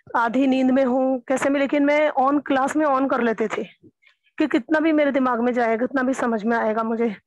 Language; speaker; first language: Hindi; native; Hindi